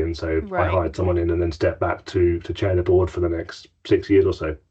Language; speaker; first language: English; native; English